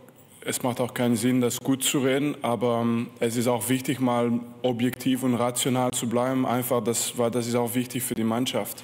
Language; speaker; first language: German; non-native, fluent; French